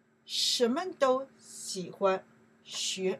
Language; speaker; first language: Chinese; non-native, learner; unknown